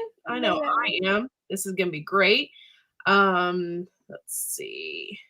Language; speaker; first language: English; native; English